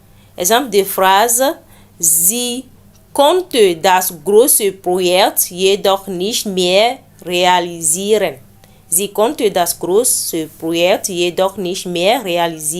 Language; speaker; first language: German; non-native, learner; French